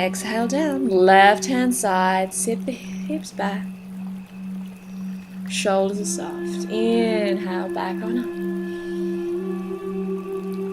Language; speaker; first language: English; native; English